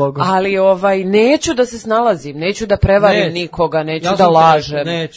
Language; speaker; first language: Serbian; native; Serbian